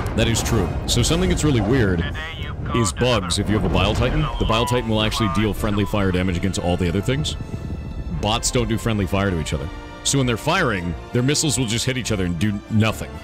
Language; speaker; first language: English; native; English